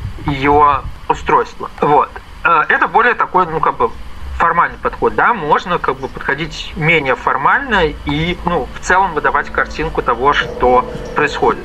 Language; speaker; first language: Russian; native; Russian